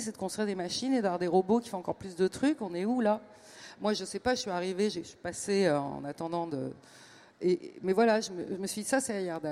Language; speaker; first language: French; native; French